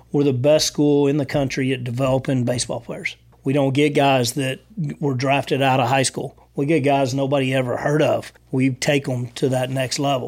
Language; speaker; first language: English; native; English